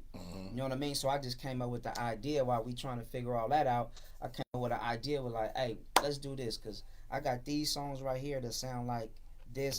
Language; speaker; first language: English; native; English